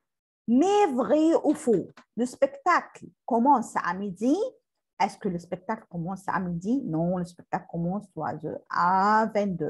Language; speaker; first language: French; non-native, learner; Arabic